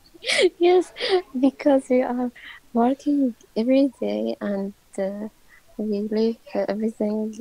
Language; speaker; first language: English; non-native, learner; Arabic